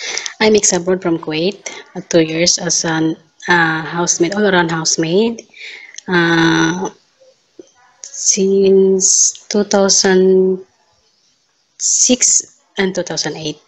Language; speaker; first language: English; non-native, learner; Filipino